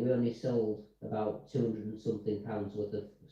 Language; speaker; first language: English; native; English